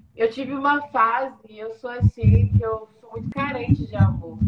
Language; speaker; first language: Portuguese; native; Portuguese